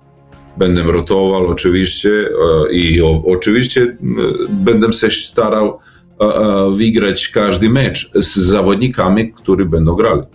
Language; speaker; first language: Polish; non-native, learner; Serbian